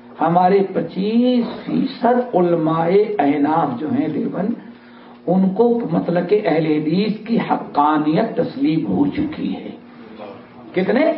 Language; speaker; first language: Urdu; native; Urdu